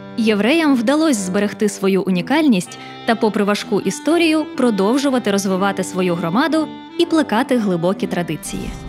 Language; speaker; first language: Ukrainian; native; Ukrainian